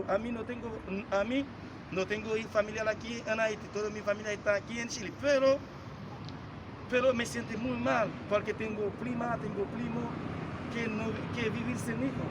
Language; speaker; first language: Spanish; non-native, learner; Haitian Creole